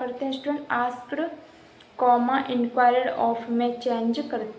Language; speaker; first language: Hindi; native; Hindi